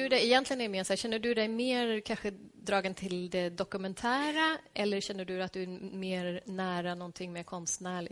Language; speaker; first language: Swedish; native; Swedish